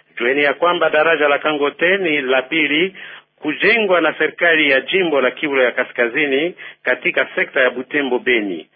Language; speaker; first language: Swahili; non-native, local second language; Nande